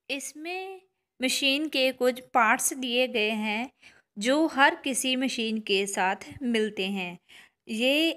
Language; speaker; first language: Hindi; non-native, local second language; Punjabi